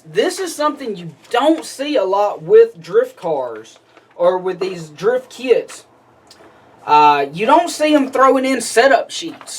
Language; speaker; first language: English; native; English